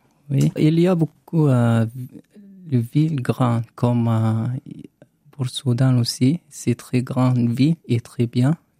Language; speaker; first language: French; non-native, learner; Arabic